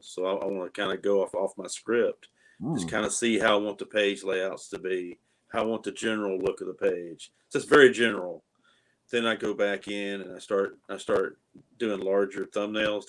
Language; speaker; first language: English; native; English